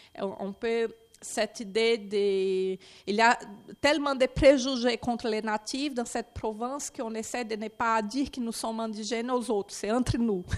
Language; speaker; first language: French; non-native, fluent; Portuguese